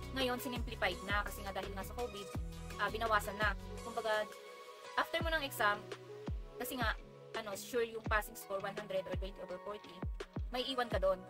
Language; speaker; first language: Filipino; native; Filipino